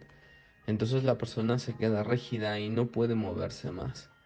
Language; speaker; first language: Spanish; native; Spanish